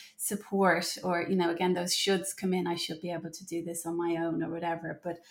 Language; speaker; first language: English; native; English